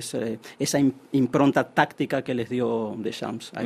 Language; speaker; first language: Spanish; native; Spanish